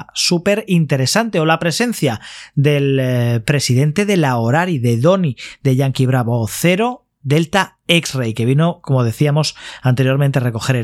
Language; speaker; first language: Spanish; native; Spanish